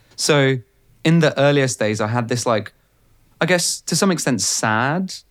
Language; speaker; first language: English; non-native, fluent; Bulgarian